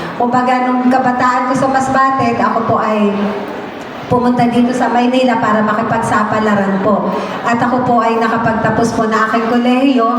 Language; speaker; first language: Filipino; non-native, local second language; Masbatenyo